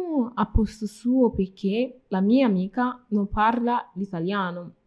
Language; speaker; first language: Italian; non-native, fluent; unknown